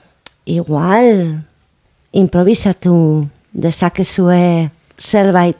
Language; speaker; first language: Basque; non-native, local second language; Spanish